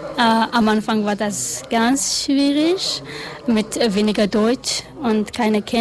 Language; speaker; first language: German; non-native, learner; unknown